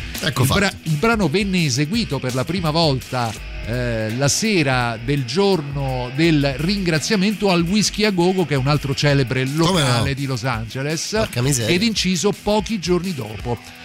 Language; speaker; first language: Italian; native; Italian